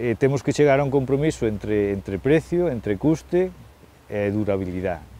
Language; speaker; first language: Galician; native; Galician